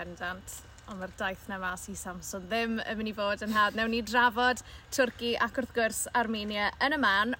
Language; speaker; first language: Welsh; native; Welsh